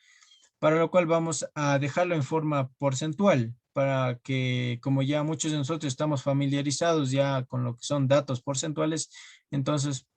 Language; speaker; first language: Spanish; native; Spanish